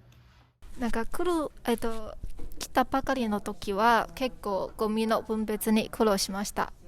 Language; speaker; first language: Japanese; non-native, fluent; Chinese